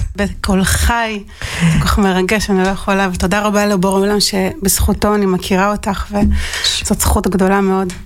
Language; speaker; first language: Hebrew; early bilingual, other home language; Russian